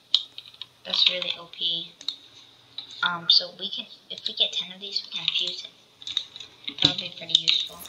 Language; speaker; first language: English; native; English